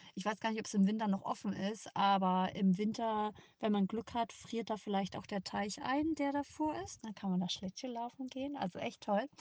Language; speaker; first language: German; native; German